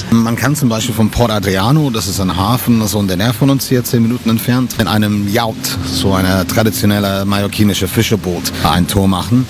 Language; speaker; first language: German; non-native, fluent; English